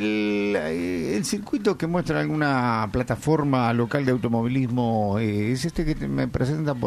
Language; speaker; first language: Spanish; native; Spanish